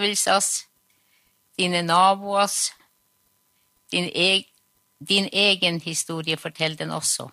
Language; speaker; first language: Norwegian; non-native, local second language; Northern Sami